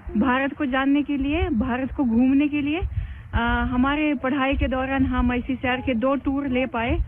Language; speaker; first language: Hindi; non-native, fluent; Russian